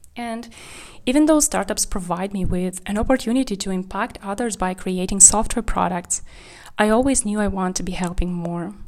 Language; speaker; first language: English; non-native, fluent; Kazakh